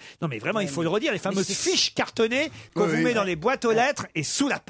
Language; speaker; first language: French; native; French